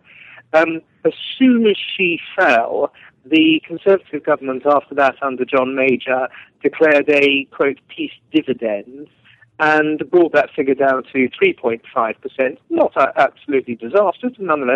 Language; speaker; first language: English; native; English